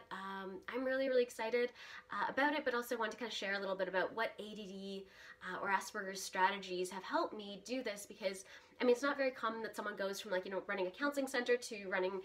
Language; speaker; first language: English; early bilingual, other home language; Russian